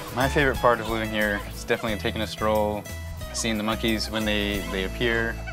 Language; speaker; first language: English; native; English